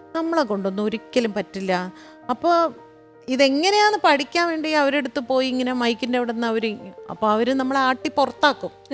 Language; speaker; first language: Malayalam; native; Malayalam